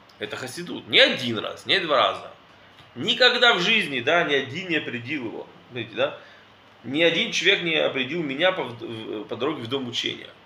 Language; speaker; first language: Russian; early bilingual, heritage; Russian